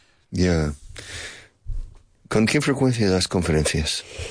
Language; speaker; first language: Spanish; non-native, fluent; English